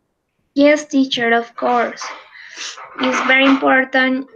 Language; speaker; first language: English; non-native, learner; Spanish